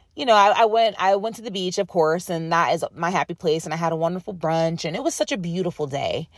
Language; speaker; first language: English; native; English